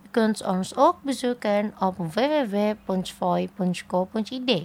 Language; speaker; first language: Dutch; non-native, fluent; Indonesian